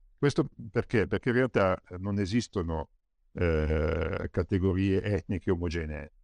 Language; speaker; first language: Italian; native; Italian